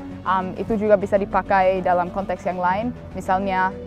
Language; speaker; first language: Indonesian; non-native, fluent; English